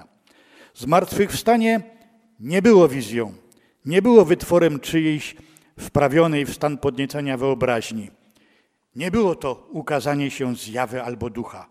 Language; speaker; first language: Polish; native; Polish